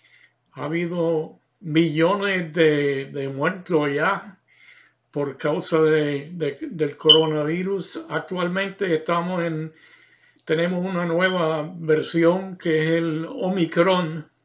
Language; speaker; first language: Spanish; non-native, fluent; English